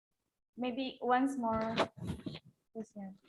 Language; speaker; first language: English; non-native, local second language; Indonesian